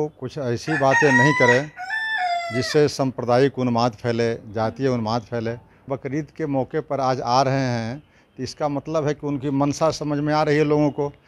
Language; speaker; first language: Hindi; native; Hindi